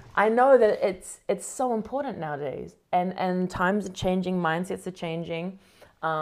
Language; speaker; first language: English; native; English